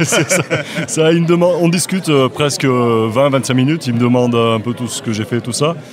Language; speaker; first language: French; native; French